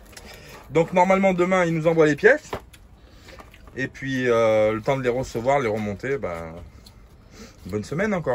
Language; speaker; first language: French; native; French